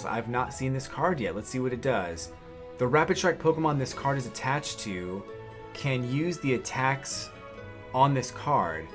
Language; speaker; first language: English; native; English